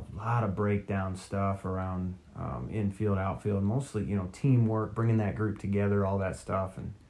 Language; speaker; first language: English; native; English